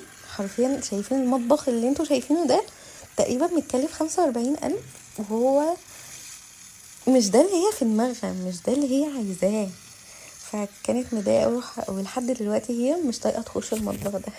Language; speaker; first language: Arabic; native; Arabic